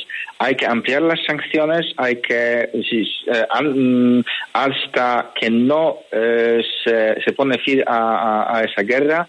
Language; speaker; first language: Spanish; non-native, fluent; Polish